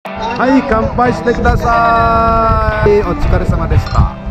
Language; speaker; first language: Japanese; non-native, fluent; Balinese